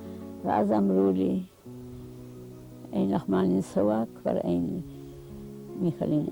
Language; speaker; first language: Hebrew; non-native, fluent; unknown